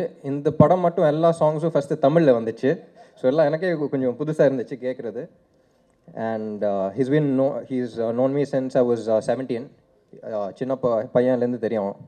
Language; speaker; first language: Tamil; non-native, local second language; Telugu